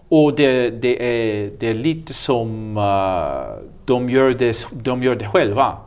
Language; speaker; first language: Swedish; non-native, learner; English